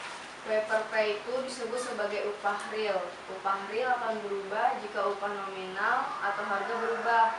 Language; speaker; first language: Indonesian; native; Indonesian